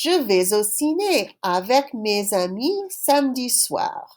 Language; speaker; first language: French; non-native, fluent; English